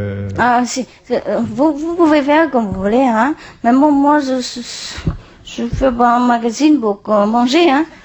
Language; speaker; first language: French; non-native, fluent; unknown